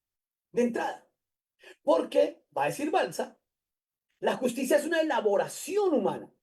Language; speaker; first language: Spanish; native; Spanish